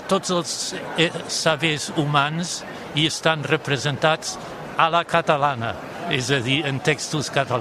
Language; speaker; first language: Catalan; non-native, fluent; German